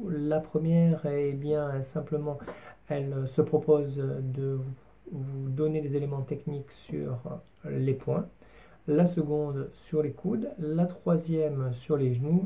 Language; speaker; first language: French; native; French